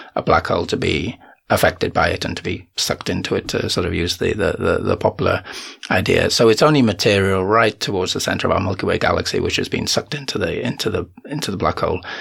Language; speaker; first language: English; native; English